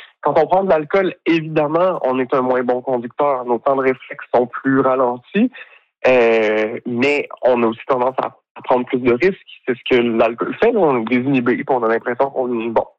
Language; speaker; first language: French; native; French